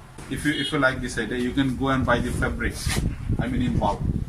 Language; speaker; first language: English; non-native, local second language; Bangla